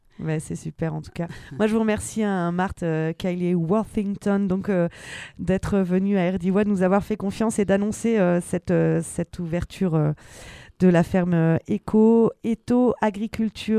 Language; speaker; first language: French; native; French